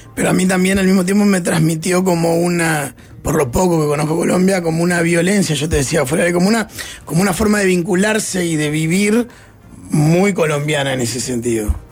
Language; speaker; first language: Spanish; native; Spanish